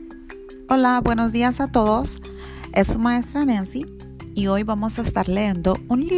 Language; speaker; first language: Spanish; early bilingual, heritage; Spanish